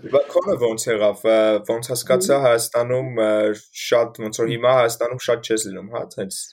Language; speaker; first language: Armenian; native; Armenian